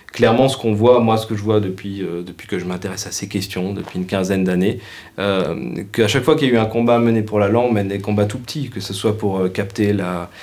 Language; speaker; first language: French; native; French